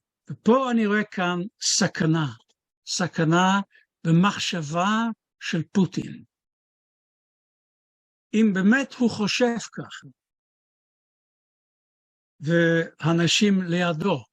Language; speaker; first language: Hebrew; non-native, fluent; Dutch